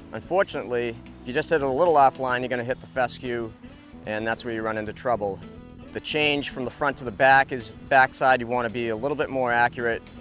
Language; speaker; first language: English; native; English